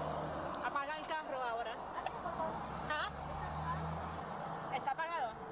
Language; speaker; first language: Spanish; early bilingual, heritage; Spanish